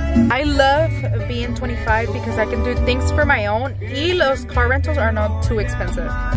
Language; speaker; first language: English; early bilingual, other home language; Spanish